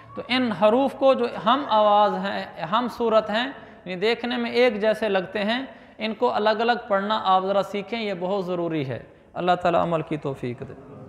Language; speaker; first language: Urdu; native; Urdu